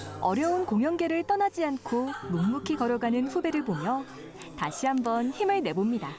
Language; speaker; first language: Korean; native; Korean